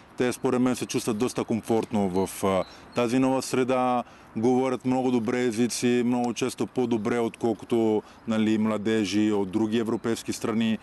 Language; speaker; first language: Bulgarian; non-native, fluent; Italian